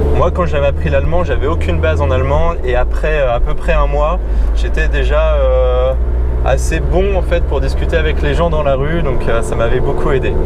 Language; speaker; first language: French; native; French